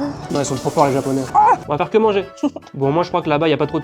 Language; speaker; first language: French; native; French